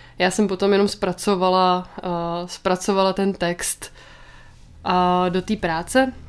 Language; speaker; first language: Czech; native; Czech